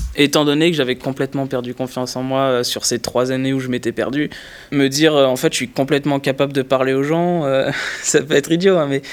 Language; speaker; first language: French; native; French